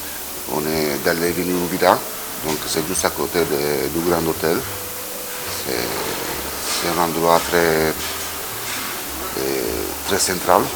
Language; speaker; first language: French; non-native, fluent; Italian